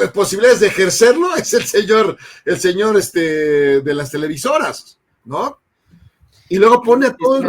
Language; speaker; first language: Spanish; native; Spanish